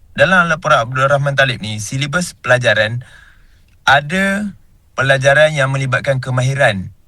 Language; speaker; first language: Malay; native; Malay